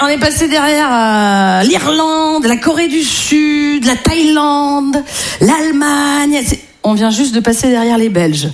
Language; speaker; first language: French; native; French